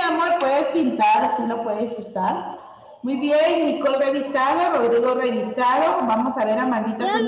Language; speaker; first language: Spanish; native; Spanish